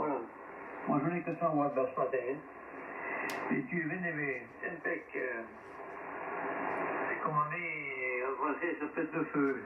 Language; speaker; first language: French; native; French